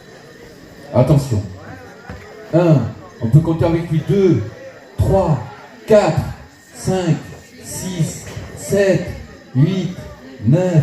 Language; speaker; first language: French; native; French